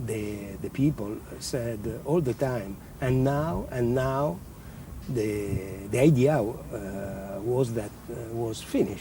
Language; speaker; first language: English; non-native, learner; Italian